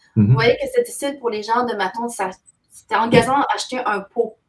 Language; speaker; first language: French; native; French